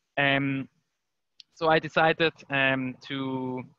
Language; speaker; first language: English; non-native, fluent; German